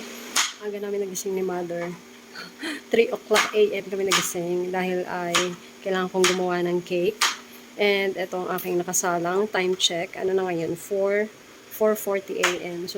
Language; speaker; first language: Filipino; native; Filipino